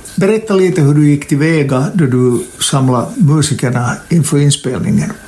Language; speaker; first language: Swedish; native; Swedish